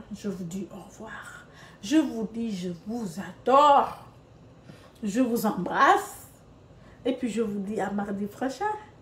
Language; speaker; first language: French; non-native, local second language; Wolof